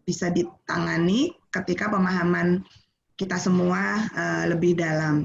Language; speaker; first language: Indonesian; native; Indonesian